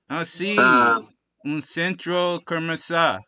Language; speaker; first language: Spanish; non-native, learner; English